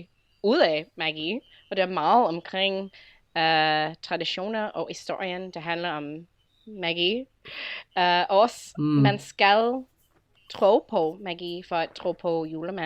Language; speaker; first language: Danish; non-native, fluent; English